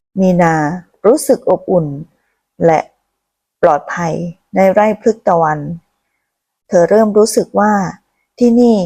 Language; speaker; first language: Thai; native; Thai